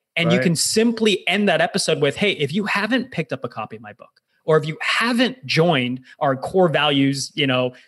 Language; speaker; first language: English; native; English